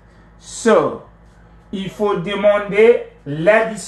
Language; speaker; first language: French; non-native, fluent; English